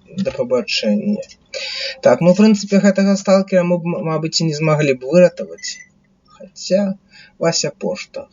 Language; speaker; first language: Belarusian; non-native, local second language; Russian